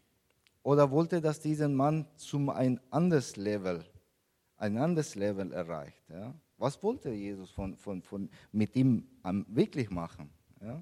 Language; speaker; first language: German; non-native, fluent; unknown